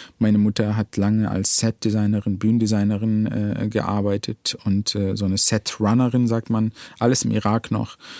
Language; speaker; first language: German; early bilingual, other home language; Arabic